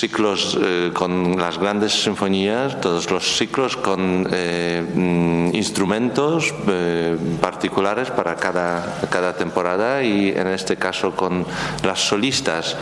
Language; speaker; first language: Spanish; non-native, learner; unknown